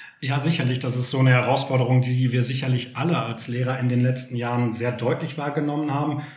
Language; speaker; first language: German; native; German